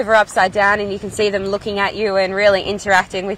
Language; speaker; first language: English; native; English